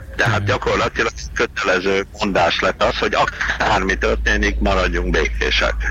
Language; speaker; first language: Hungarian; native; Hungarian